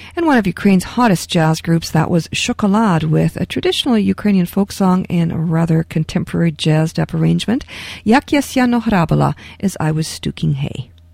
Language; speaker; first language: English; early bilingual, other home language; Ukrainian